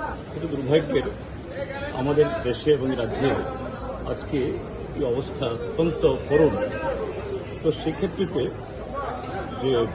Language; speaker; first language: Bangla; non-native, local second language; Kok Borok